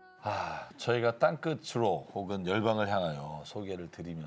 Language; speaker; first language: Korean; native; Korean